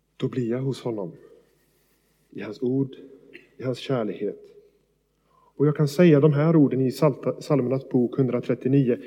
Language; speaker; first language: Swedish; native; Swedish